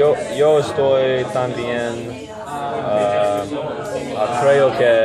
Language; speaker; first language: Spanish; non-native, learner; English